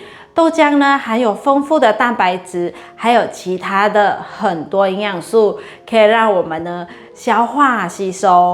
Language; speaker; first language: Chinese; native; Chinese